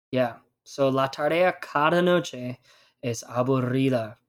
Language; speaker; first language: Spanish; non-native, fluent; English